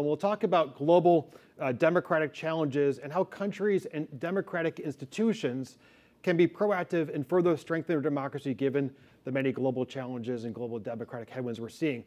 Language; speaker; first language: English; native; English